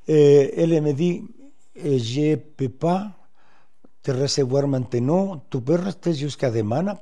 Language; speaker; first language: French; non-native, fluent; Spanish